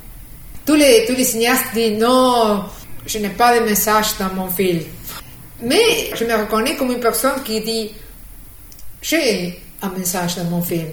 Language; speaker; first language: French; non-native, fluent; Spanish